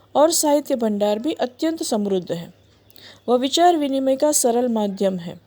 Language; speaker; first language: Hindi; non-native, local second language; Gujarati